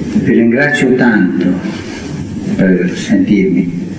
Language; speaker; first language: Italian; early bilingual, heritage; Spanish